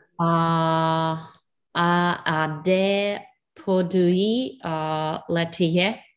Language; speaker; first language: French; non-native, learner; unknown